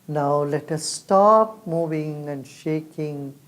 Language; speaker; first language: English; non-native, local second language; Hindi